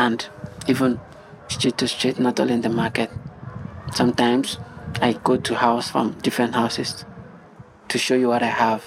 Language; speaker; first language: English; non-native, local second language; Igbo